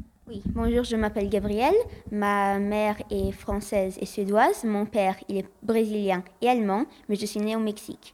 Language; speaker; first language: French; early bilingual, heritage; French